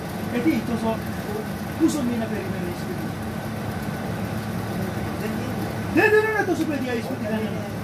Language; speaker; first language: Greek; non-native, learner; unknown